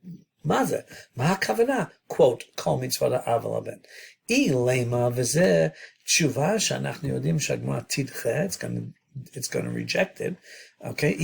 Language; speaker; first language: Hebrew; non-native, fluent; English